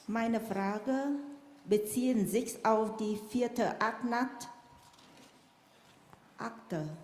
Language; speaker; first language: German; non-native, fluent; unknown